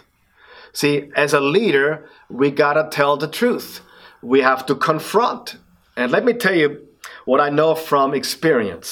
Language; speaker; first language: English; non-native, fluent; German